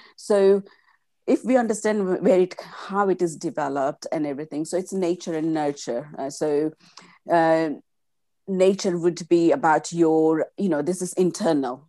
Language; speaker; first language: English; non-native, local second language; Gujarati